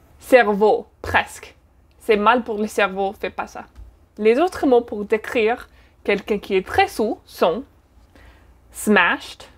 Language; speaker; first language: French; non-native, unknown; English